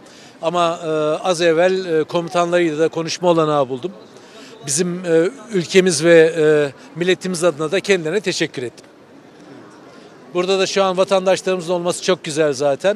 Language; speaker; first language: Turkish; native; Turkish